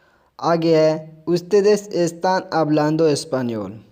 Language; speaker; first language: Spanish; non-native, fluent; Urdu